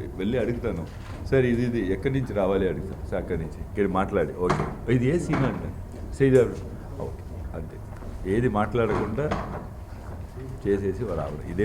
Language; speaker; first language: Telugu; non-native, learner; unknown